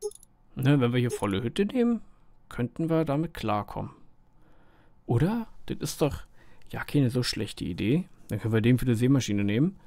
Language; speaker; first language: German; native; German